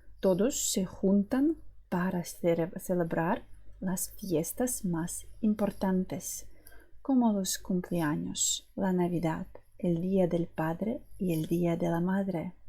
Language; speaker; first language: Spanish; non-native, fluent; Ukrainian